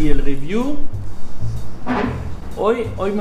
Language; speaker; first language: Spanish; non-native, fluent; Hebrew